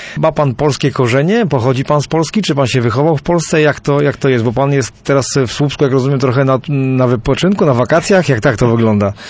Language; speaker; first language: Polish; native; Polish